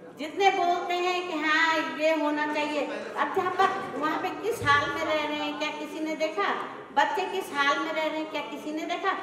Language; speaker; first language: Hindi; native; Hindi